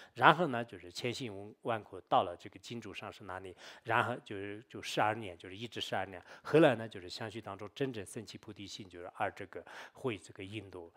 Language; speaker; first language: Chinese; non-native, local second language; Tibetan